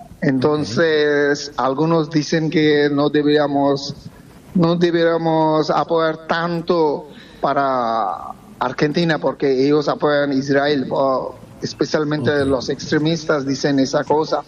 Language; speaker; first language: Spanish; non-native, fluent; Bangla